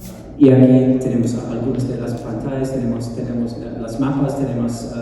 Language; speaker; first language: Spanish; non-native, fluent; English